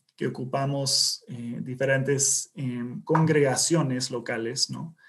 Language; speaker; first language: Spanish; non-native, fluent; English